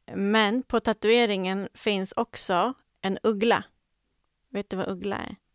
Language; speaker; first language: Swedish; native; Swedish